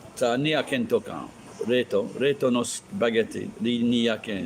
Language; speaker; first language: Japanese; non-native, learner; English